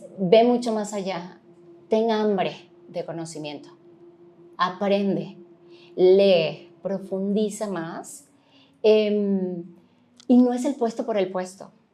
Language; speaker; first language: Spanish; native; Spanish